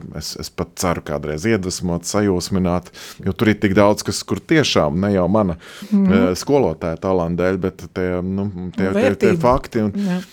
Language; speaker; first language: Latvian; native; Latvian